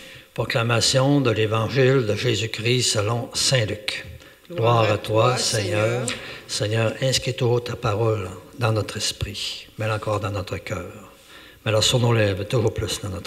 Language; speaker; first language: French; native; French